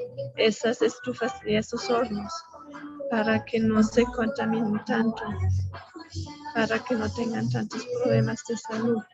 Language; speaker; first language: Spanish; non-native, fluent; German